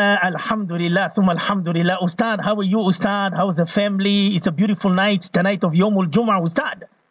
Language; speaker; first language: English; native; English